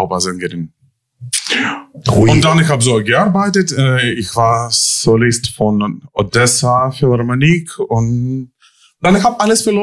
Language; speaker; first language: German; non-native, learner; Ukrainian